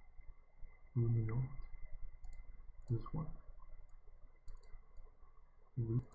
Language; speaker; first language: French; non-native, learner; English